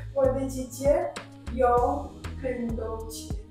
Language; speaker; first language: Chinese; non-native, learner; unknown